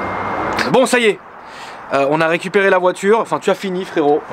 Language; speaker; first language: French; native; French